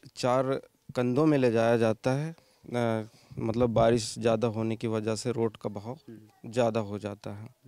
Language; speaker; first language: Hindi; native; Hindi